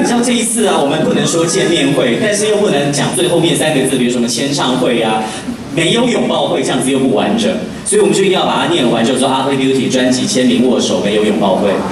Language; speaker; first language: Chinese; native; Chinese